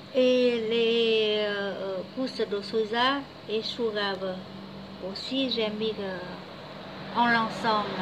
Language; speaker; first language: French; non-native, fluent; Vietnamese